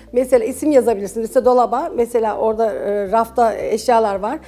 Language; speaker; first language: Turkish; early bilingual, other home language; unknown